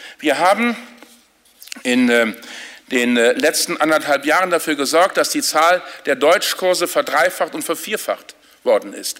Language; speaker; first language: German; native; German